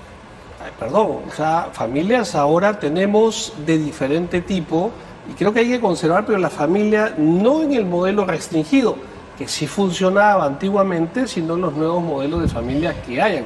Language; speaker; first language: Spanish; native; Spanish